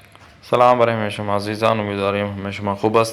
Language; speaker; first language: Persian; non-native, fluent; Urdu